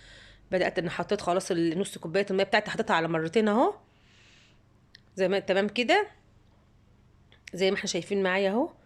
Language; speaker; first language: Arabic; native; Arabic